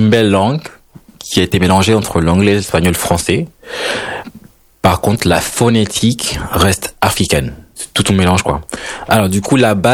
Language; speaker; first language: French; non-native, fluent; Spanish